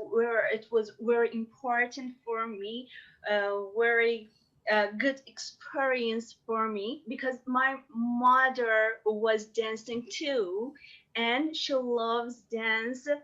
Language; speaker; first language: English; non-native, learner; Persian